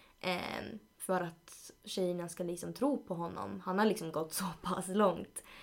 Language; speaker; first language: Swedish; early bilingual, other home language; Spanish